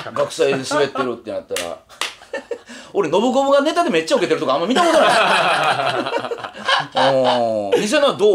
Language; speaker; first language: Japanese; native; Japanese